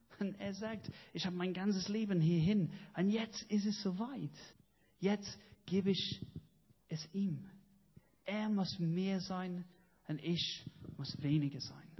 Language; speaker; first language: German; non-native, fluent; English